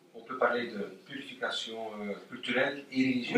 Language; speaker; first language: French; non-native, local second language; Dutch